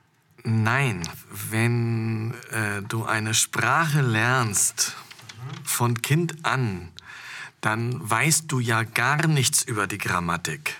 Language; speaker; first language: German; non-native, fluent; French